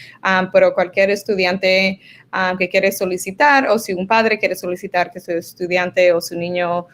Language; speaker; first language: Spanish; early bilingual, other home language; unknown